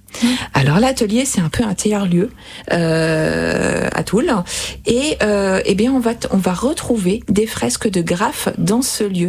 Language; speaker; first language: French; native; French